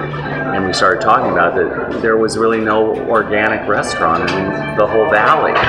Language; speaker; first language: English; native; English